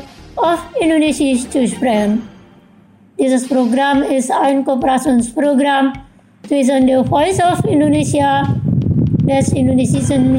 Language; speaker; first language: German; non-native, fluent; Indonesian